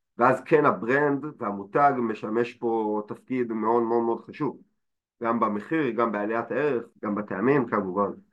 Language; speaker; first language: Hebrew; native; Hebrew